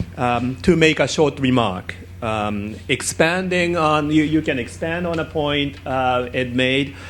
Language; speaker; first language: English; non-native, fluent; Japanese